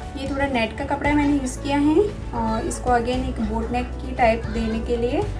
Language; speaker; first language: Hindi; non-native, local second language; Kannada